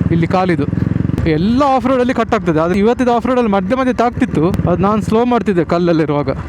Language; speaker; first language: Kannada; non-native, local second language; Tulu